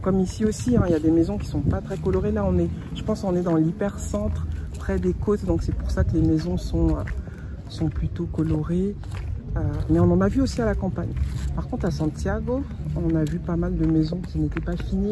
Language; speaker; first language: French; native; French